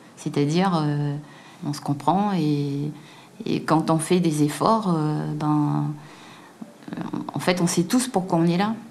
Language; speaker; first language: French; native; French